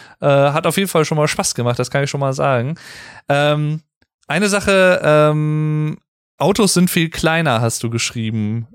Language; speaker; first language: German; native; German